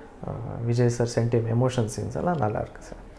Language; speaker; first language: Tamil; non-native, learner; Kannada